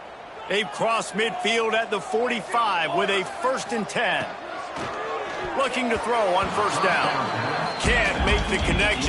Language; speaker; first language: English; native; English